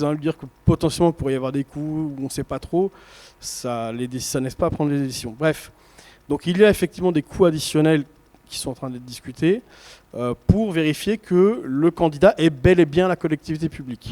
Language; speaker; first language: French; native; French